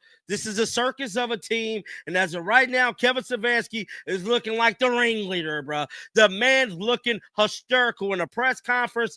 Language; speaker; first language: English; native; English